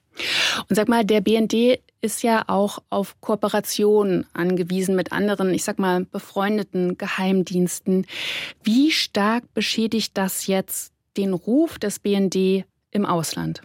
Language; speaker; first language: German; native; German